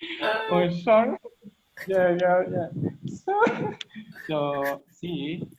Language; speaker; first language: English; non-native, learner; Lao